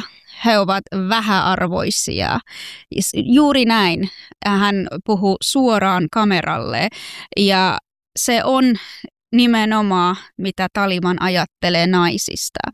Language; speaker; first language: Finnish; non-native, fluent; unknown